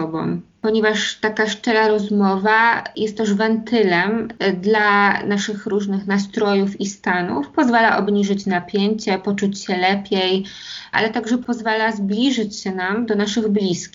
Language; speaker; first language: Polish; native; Polish